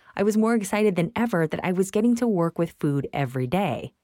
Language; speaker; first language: English; non-native, local second language; Tamil